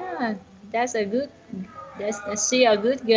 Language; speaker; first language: English; non-native, learner; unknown